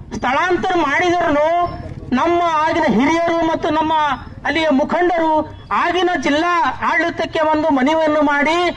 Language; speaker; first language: Kannada; non-native, local second language; Lambadi